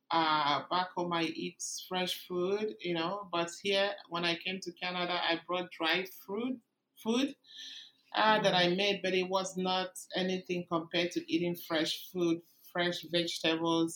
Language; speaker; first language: English; non-native, local second language; Igbo